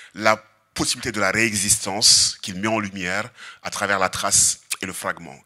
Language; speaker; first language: French; non-native, local second language; Serer